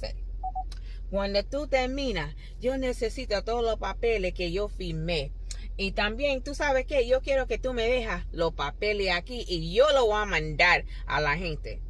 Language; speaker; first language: Spanish; early bilingual, heritage; English